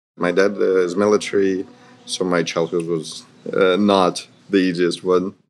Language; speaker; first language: English; non-native, fluent; Ukrainian